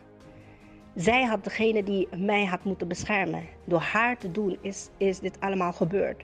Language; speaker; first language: Dutch; native; Dutch